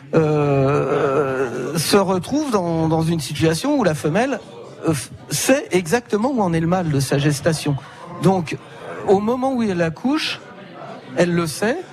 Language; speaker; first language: French; native; French